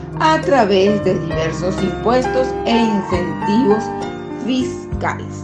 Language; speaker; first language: Spanish; native; Spanish